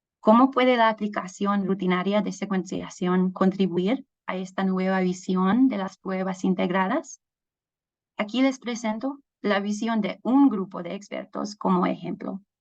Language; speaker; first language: Spanish; non-native, fluent; English